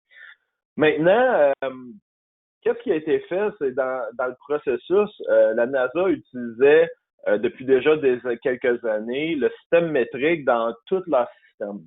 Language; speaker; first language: French; native; French